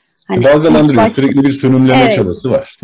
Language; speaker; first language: Turkish; native; Turkish